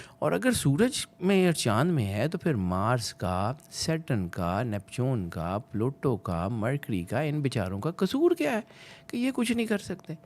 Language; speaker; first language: Urdu; non-native, local second language; Punjabi